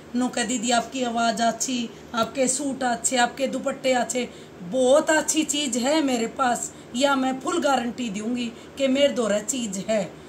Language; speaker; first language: Hindi; non-native, local second language; Haryanvi